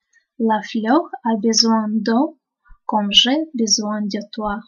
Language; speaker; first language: French; non-native, fluent; Russian